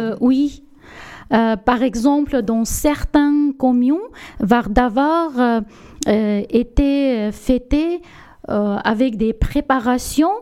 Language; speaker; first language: French; non-native, learner; Armenian